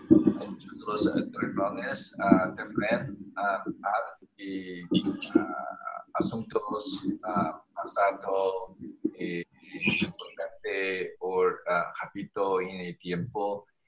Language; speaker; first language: Spanish; non-native, learner; Chinese